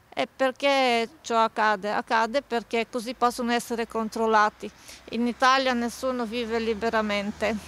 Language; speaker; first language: Italian; non-native, fluent; Bulgarian